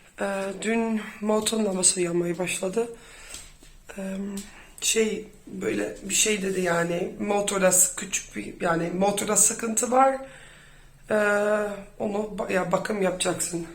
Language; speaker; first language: Turkish; non-native, fluent; Dutch